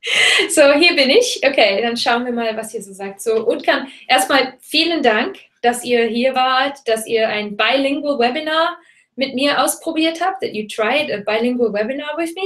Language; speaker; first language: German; non-native, fluent; English